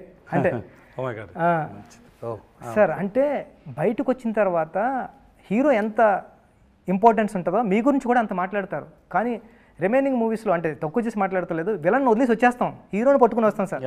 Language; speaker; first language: Telugu; native; Telugu